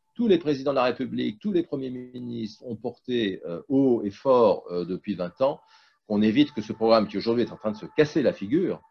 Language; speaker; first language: French; native; French